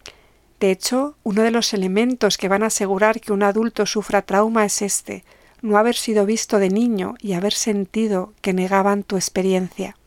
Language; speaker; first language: Spanish; native; Spanish